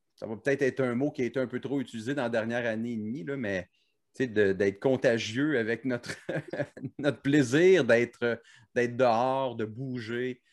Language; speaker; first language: French; native; French